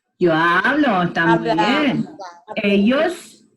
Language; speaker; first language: Spanish; non-native, fluent; English